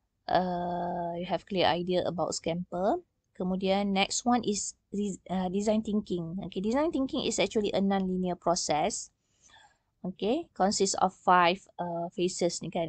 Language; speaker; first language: English; non-native, local second language; Malay